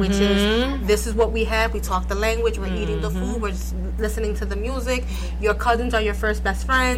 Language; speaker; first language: English; early bilingual, other home language; Spanish